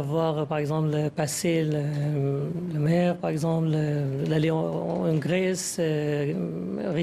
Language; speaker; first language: French; non-native, fluent; Arabic